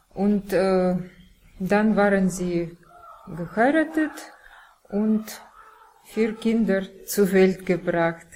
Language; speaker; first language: German; non-native, fluent; Russian